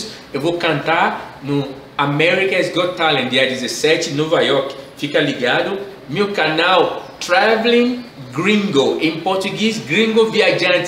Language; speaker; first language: Portuguese; non-native, learner; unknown